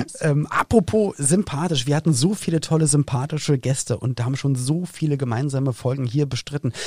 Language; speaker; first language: German; native; German